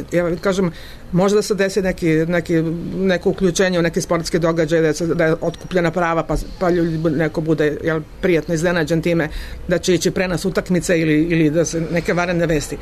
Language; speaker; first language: Serbian; native; Serbian